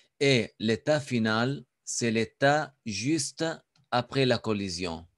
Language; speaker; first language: French; non-native, local second language; Arabic